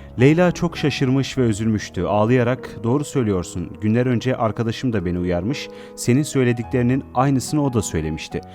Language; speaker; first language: Turkish; native; Turkish